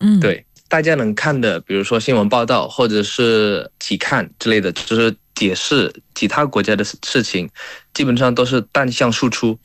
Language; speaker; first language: Chinese; non-native, fluent; Indonesian